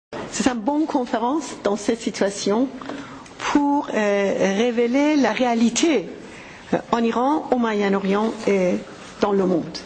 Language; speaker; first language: French; non-native, fluent; Persian